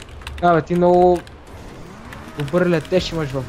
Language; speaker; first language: Bulgarian; native; Bulgarian